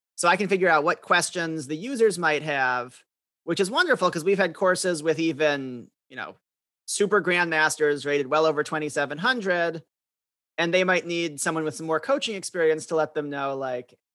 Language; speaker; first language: English; native; English